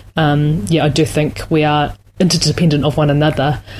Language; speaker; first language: English; native; English